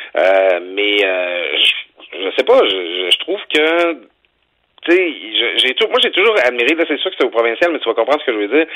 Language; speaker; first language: French; native; French